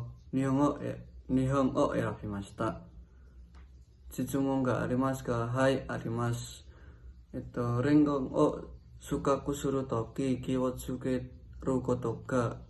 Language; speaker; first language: Japanese; non-native, learner; Indonesian